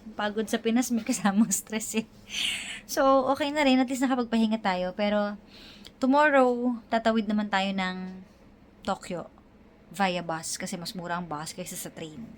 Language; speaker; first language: Filipino; native; Filipino